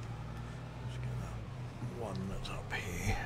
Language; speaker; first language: English; native; English